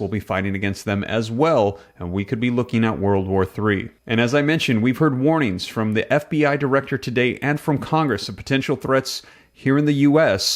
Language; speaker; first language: English; native; English